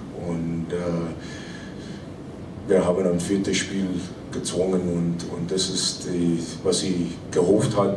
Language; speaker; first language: German; non-native, fluent; English